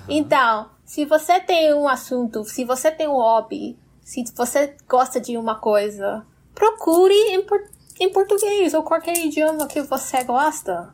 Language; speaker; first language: Portuguese; non-native, fluent; English